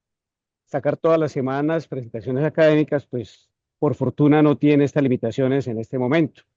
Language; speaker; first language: Spanish; native; Spanish